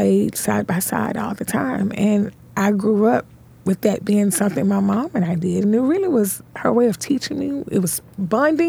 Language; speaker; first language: English; native; English